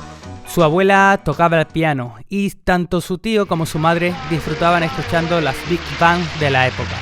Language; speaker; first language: Spanish; native; Spanish